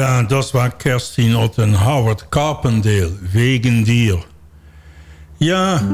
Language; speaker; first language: German; non-native, learner; Dutch